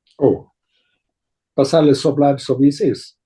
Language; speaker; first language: German; non-native, fluent; Italian